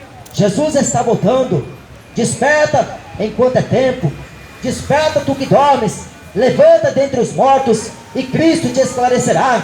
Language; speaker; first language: Portuguese; native; Portuguese